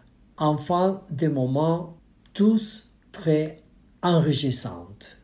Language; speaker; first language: French; non-native, fluent; Spanish